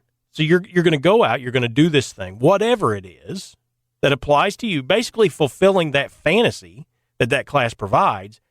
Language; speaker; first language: English; native; English